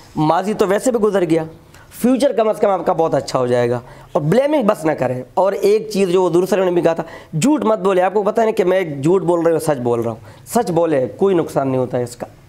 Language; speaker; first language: Urdu; non-native, local second language; Pashto